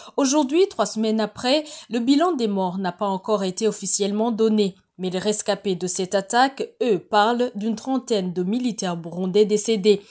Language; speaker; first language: French; non-native, local second language; Rundi